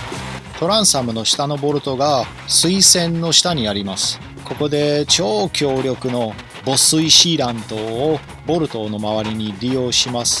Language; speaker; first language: Japanese; non-native, fluent; English